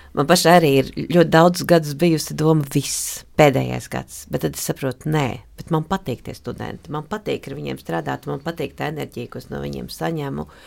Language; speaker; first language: Latvian; native; Latvian